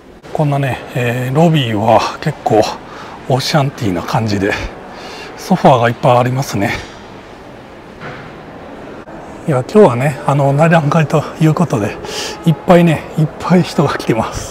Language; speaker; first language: Japanese; native; Japanese